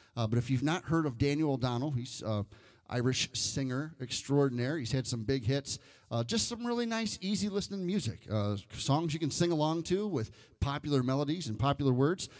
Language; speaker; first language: English; native; English